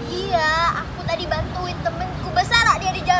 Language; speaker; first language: Indonesian; native; Indonesian